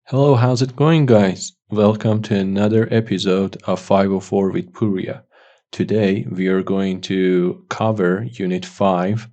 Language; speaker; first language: English; non-native, fluent; Persian